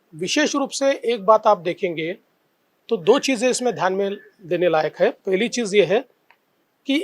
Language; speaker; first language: Hindi; non-native, local second language; Marathi